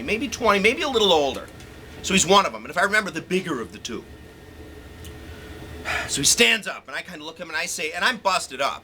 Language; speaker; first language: English; native; English